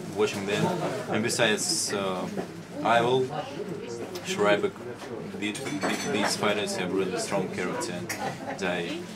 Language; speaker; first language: English; non-native, fluent; Russian